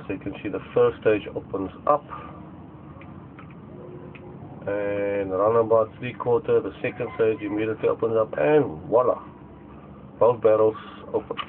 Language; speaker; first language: English; native; English